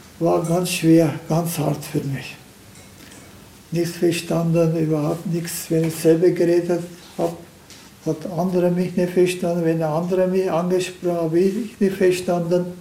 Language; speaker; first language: German; non-native, learner; Turkish